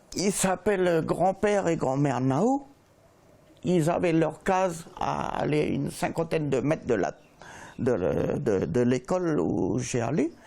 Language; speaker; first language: French; native; French